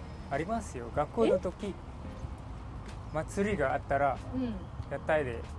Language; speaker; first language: Japanese; non-native, learner; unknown